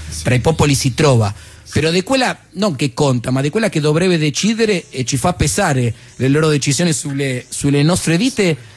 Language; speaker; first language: Italian; non-native, fluent; Spanish